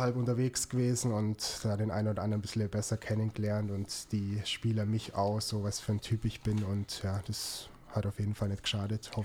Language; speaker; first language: German; native; German